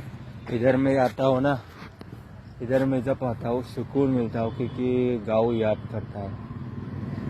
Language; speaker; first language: Hindi; non-native, local second language; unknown